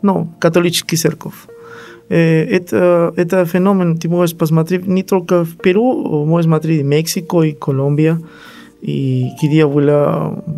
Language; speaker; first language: Russian; non-native, learner; Spanish